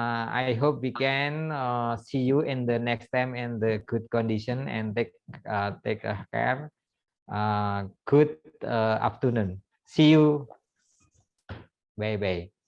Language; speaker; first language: English; non-native, fluent; Indonesian